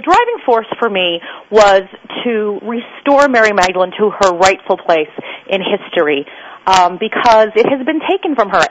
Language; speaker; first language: English; native; English